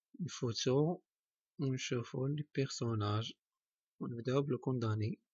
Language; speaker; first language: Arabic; native; Arabic